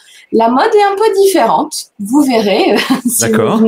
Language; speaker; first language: French; native; French